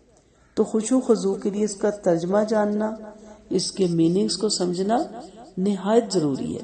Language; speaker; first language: Urdu; native; Urdu